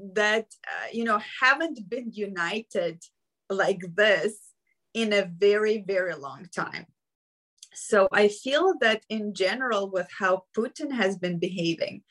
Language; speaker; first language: English; non-native, fluent; Ukrainian